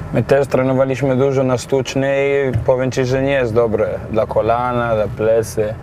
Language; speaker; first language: Polish; non-native, learner; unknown